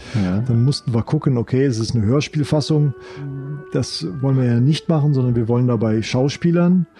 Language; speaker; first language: German; native; German